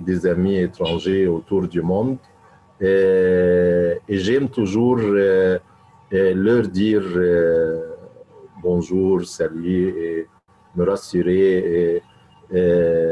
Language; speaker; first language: French; non-native, fluent; Arabic